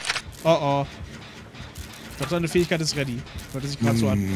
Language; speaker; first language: German; native; German